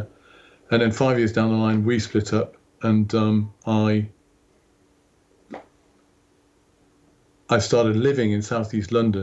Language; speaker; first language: English; native; English